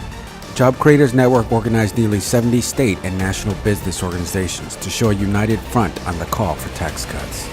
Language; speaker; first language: English; native; English